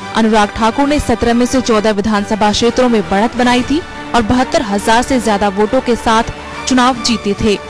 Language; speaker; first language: Hindi; native; Hindi